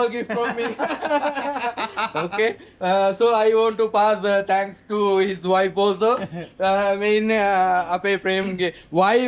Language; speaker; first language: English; non-native, learner; Sinhala